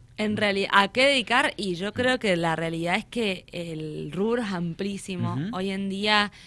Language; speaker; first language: Spanish; native; Spanish